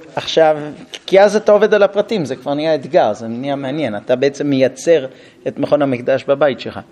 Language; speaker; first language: Hebrew; non-native, fluent; English